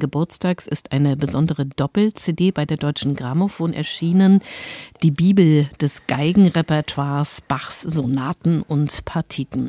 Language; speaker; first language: German; native; German